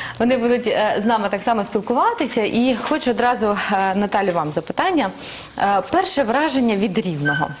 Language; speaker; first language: Ukrainian; native; Ukrainian